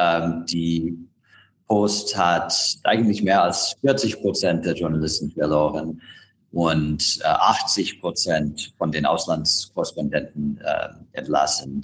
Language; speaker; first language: German; non-native, fluent; English